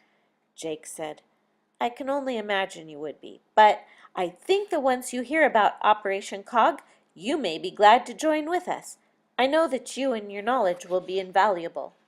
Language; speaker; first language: English; native; English